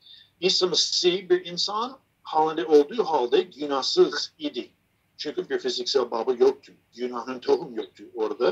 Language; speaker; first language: Turkish; non-native, fluent; English